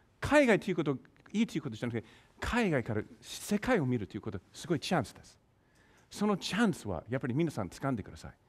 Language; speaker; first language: Japanese; non-native, fluent; English